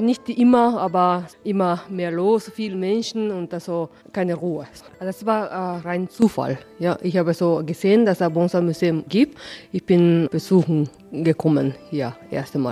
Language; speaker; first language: German; non-native, learner; Japanese